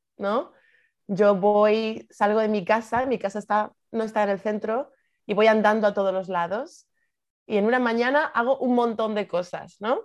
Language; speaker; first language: Spanish; native; Spanish